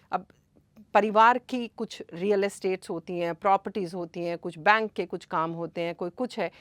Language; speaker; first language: Hindi; native; Hindi